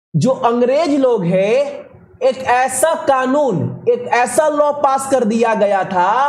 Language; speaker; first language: Hindi; native; Hindi